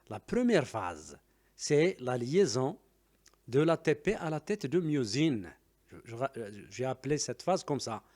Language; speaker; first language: French; non-native, local second language; Arabic